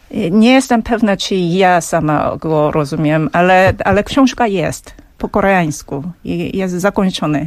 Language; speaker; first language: Polish; non-native, fluent; Korean